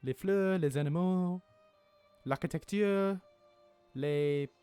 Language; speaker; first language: French; non-native, learner; English